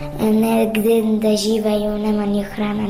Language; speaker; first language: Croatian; non-native, learner; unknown